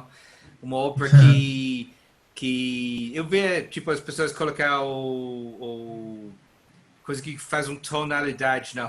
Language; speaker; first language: Portuguese; non-native, learner; English